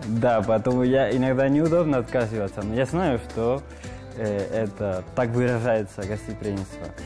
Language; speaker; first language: Russian; non-native, fluent; Spanish